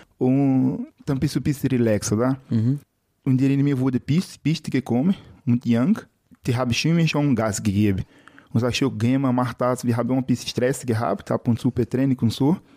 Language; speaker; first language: German; non-native, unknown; Portuguese